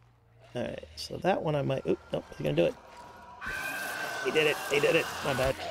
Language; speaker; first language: English; native; English